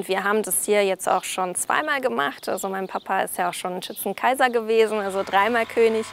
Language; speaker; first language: German; native; German